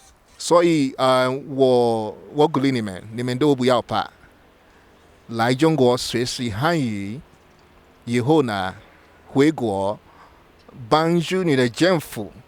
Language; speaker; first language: Chinese; non-native, fluent; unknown